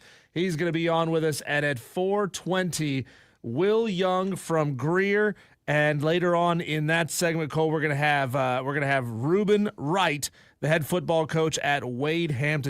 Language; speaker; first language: English; native; English